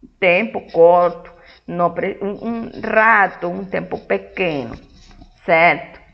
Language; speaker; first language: Portuguese; non-native, fluent; Spanish